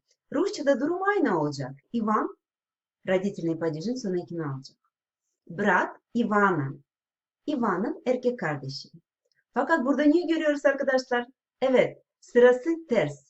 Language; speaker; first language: Turkish; non-native, fluent; Russian